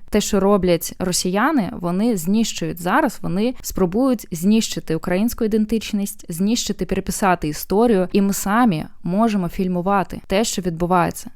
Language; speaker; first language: Ukrainian; non-native, local second language; Russian